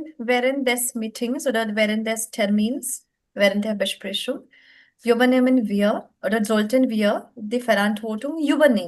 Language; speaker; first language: German; non-native, fluent; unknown